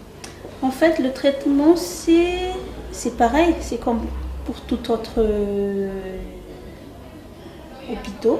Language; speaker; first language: French; non-native, local second language; Malagasy